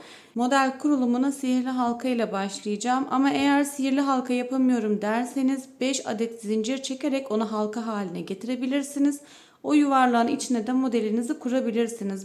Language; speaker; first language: Turkish; native; Turkish